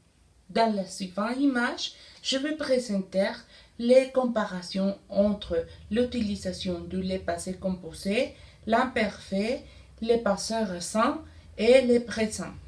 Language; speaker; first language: French; non-native, learner; Spanish